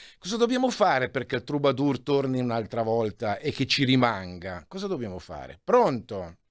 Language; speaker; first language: Italian; native; Italian